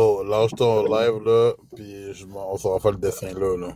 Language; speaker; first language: French; native; French